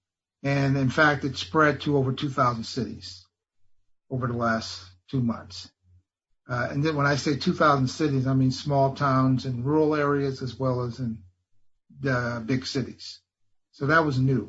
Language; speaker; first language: English; native; English